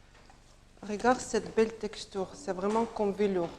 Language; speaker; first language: French; non-native, learner; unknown